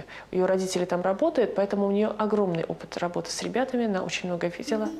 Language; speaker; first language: Russian; native; Russian